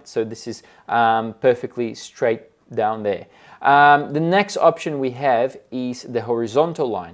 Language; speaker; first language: English; non-native, fluent; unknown